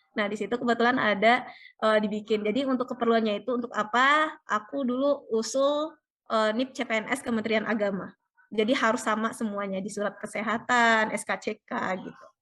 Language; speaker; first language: Indonesian; native; Indonesian